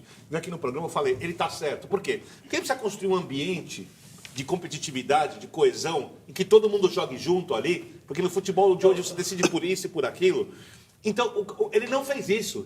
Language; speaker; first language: Portuguese; native; Portuguese